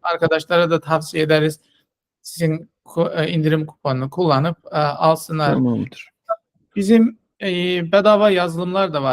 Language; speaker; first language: Turkish; non-native, fluent; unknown